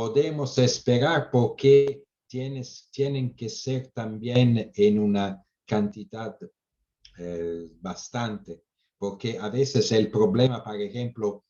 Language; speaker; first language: Spanish; non-native, fluent; Italian